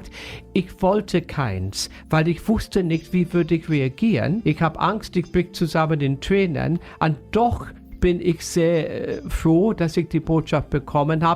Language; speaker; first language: German; non-native, fluent; English